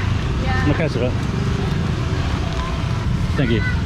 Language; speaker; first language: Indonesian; non-native, learner; English